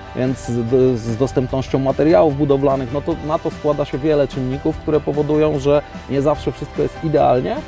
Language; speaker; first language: Polish; native; Polish